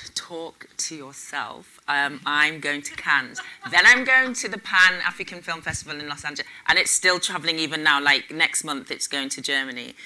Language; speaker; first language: English; native; English